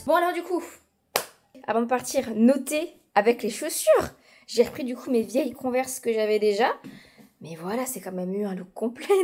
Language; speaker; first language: French; native; French